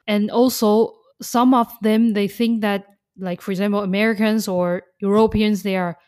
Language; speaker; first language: English; non-native, fluent; Chinese